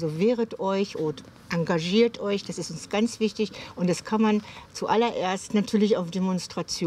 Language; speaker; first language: German; native; German